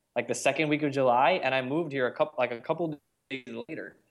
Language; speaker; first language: English; early bilingual, other home language; Hindi